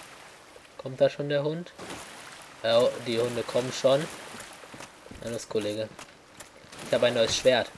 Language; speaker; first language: German; native; German